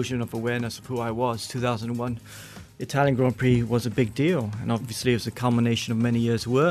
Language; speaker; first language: English; native; English